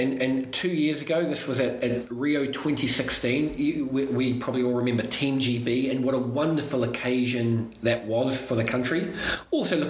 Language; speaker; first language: English; native; English